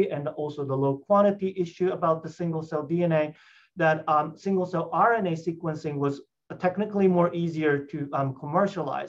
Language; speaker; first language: English; non-native, fluent; Japanese